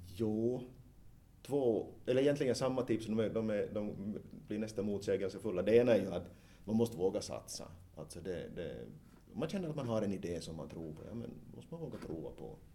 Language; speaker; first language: Swedish; native; Swedish